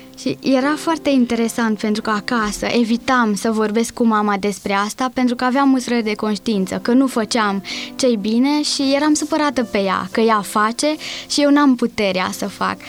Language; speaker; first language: Romanian; non-native, local second language; Hungarian